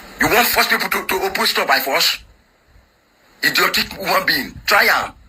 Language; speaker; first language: Nigerian Pidgin; non-native, local second language; Igbo